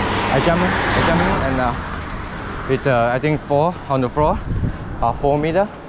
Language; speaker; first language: English; non-native, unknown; Thai